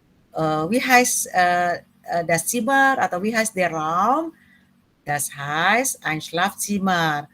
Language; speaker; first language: German; non-native, fluent; Indonesian